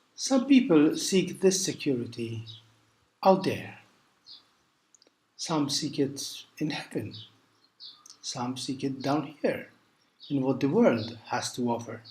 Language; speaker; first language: English; non-native, local second language; Maltese